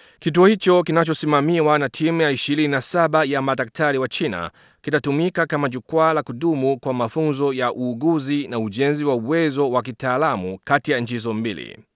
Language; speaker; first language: Swahili; non-native, fluent; Chinese